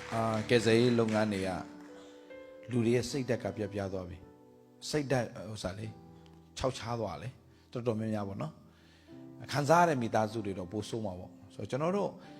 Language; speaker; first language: Burmese; non-native, local second language; Tedim Chin